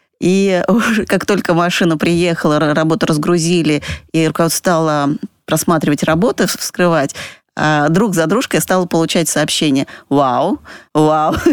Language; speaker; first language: Russian; native; Russian